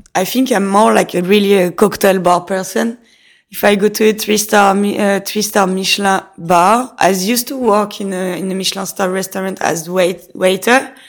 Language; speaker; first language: English; non-native, fluent; French